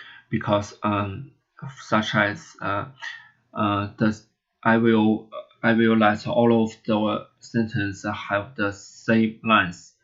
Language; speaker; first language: English; non-native, learner; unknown